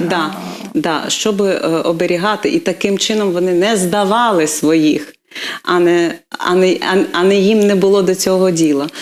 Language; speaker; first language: Ukrainian; non-native, local second language; Russian